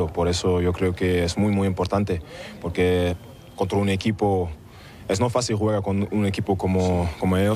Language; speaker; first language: Spanish; non-native, fluent; German